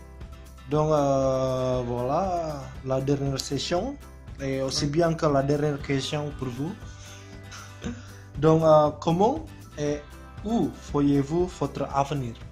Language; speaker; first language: French; non-native, learner; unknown